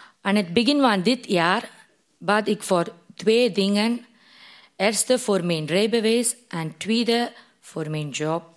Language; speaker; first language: Dutch; non-native, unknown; Tamil